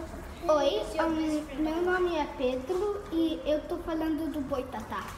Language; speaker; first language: Portuguese; early bilingual, heritage; Portuguese